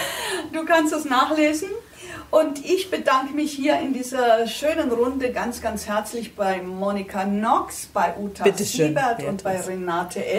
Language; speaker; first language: German; native; German